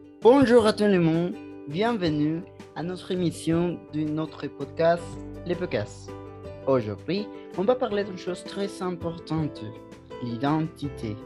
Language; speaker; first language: French; non-native, learner; Spanish